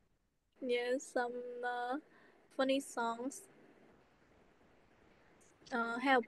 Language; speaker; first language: English; non-native, learner; Vietnamese